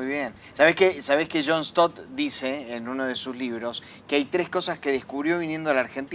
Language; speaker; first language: Spanish; native; Spanish